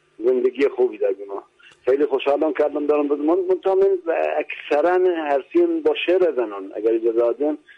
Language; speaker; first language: Persian; non-native, local second language; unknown